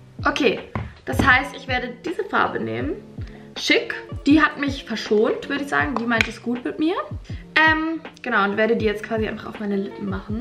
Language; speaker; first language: German; native; German